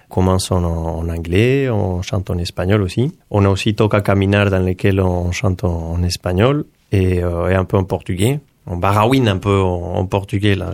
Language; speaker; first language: French; non-native, fluent; Spanish